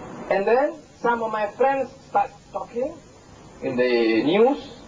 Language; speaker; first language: English; non-native, local second language; Malay